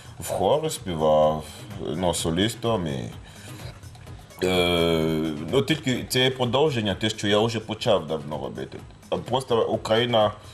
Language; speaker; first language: Ukrainian; non-native, learner; Lingala